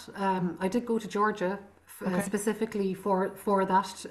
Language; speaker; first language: English; non-native, local second language; Irish